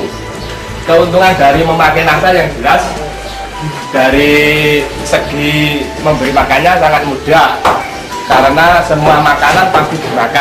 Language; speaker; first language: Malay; non-native, local second language; Javanese